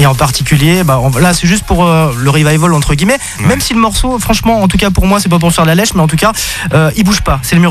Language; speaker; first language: French; native; French